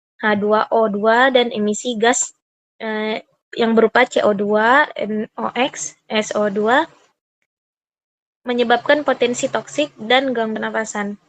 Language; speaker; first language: Indonesian; native; Indonesian